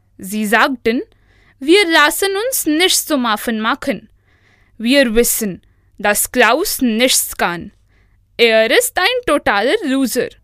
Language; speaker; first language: German; non-native, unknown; Hindi